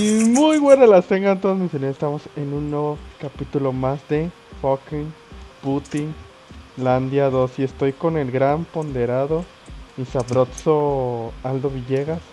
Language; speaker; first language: Spanish; native; Spanish